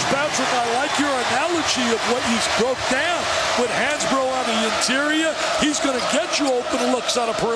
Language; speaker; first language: English; native; English